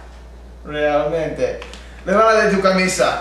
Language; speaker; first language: Spanish; non-native, learner; English